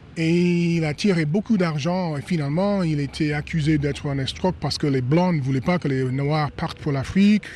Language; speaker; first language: French; non-native, fluent; English